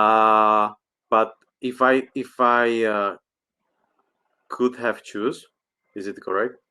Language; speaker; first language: English; non-native, learner; Slovak